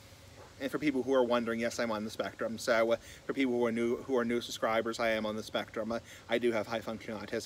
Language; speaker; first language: English; native; English